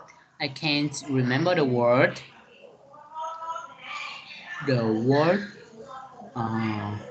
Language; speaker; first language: English; non-native, learner; Vietnamese